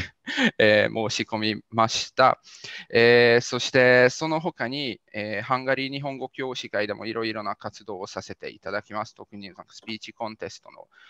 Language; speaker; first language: Japanese; non-native, fluent; Hungarian